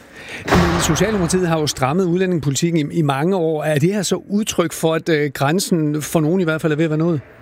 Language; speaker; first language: Danish; native; Danish